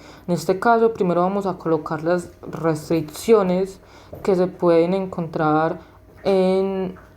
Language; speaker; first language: Spanish; native; Spanish